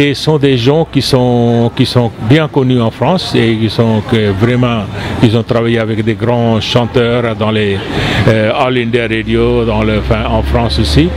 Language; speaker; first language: French; non-native, fluent; Punjabi